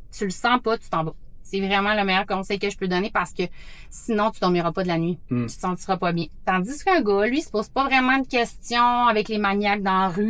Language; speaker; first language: French; native; French